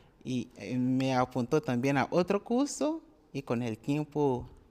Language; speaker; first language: Spanish; non-native, learner; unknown